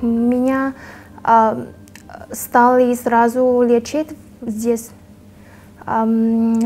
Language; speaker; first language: Russian; non-native, learner; Vietnamese